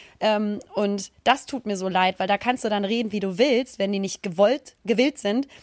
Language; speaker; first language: German; native; German